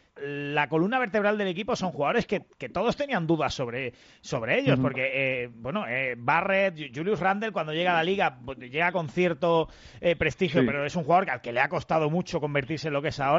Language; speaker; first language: Spanish; native; Spanish